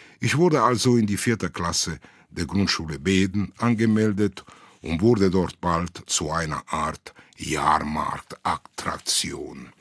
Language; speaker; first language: German; non-native, fluent; Italian